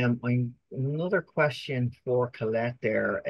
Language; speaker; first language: English; native; English